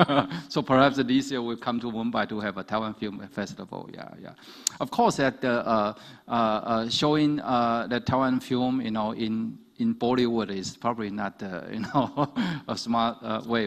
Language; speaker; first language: English; non-native, fluent; Chinese